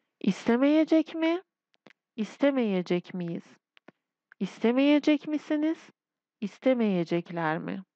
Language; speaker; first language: Turkish; non-native, fluent; Persian